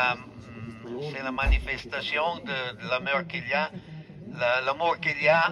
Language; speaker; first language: French; non-native, fluent; Italian